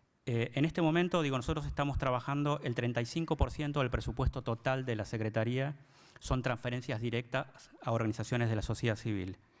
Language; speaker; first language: Spanish; native; Spanish